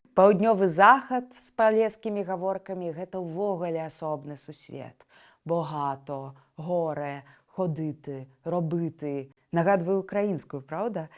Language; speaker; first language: Belarusian; native; Belarusian